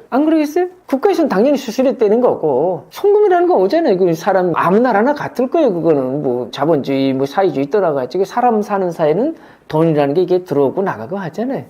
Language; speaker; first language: Korean; native; Korean